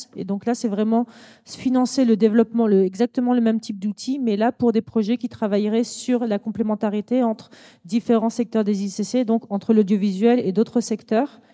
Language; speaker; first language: French; native; French